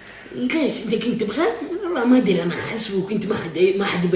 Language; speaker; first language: Arabic; native; Arabic